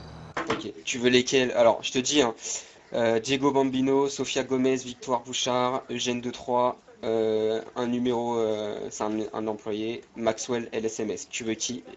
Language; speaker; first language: French; native; French